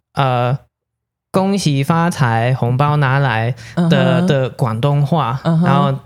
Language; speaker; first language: Chinese; non-native, fluent; English